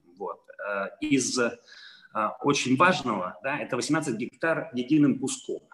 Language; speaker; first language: Russian; non-native, fluent; Italian